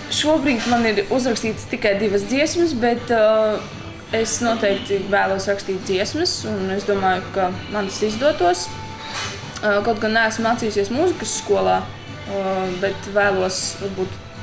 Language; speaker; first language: Latvian; native; Latvian